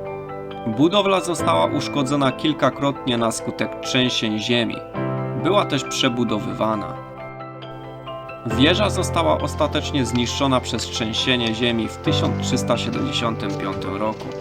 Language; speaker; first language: Polish; native; Polish